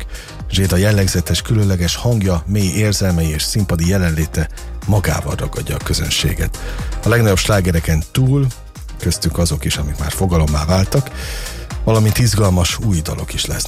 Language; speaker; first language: Hungarian; native; Hungarian